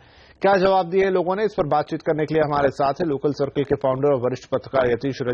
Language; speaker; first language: Hindi; native; Hindi